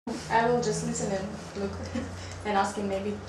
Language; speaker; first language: English; non-native, learner; Russian